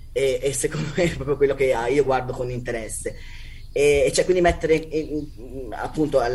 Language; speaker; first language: Italian; native; Italian